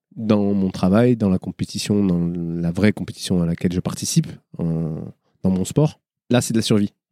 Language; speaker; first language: French; native; French